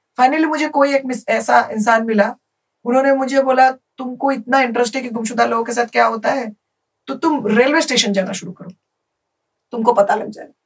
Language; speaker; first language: Hindi; non-native, local second language; Bangla